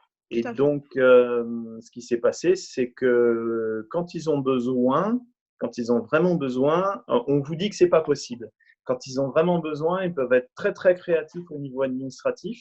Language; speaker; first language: French; native; French